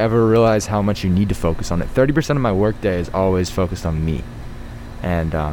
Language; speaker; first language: English; native; English